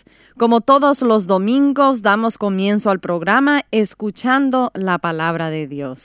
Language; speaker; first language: Spanish; native; Spanish